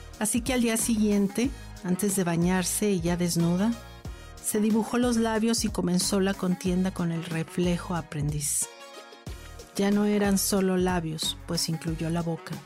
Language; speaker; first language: Spanish; native; Spanish